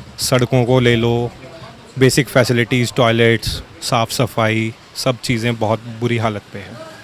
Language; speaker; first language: Hindi; native; Hindi